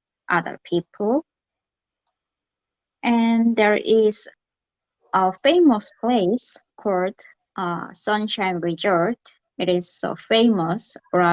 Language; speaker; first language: English; non-native, learner; Korean